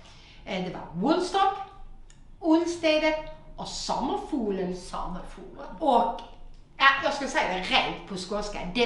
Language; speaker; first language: Swedish; native; Swedish